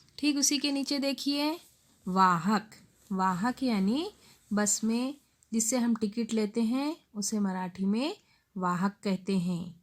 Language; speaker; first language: Hindi; non-native, local second language; Urdu